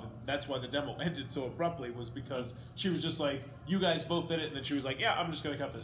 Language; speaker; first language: English; native; English